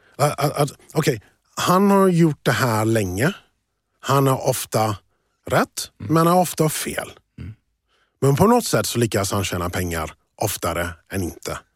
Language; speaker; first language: Swedish; early bilingual, other home language; English